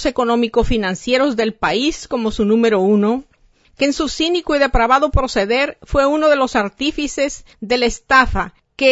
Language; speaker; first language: Spanish; native; Spanish